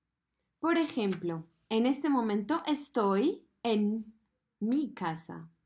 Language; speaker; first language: Spanish; non-native, fluent; French